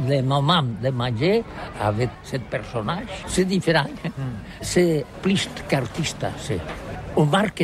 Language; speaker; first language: French; non-native, learner; Catalan